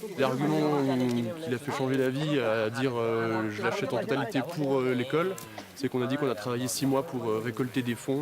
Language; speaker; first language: French; native; French